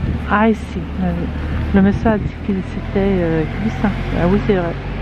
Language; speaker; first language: French; native; French